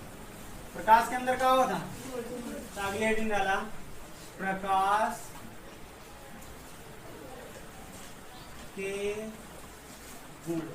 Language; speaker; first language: Hindi; native; Hindi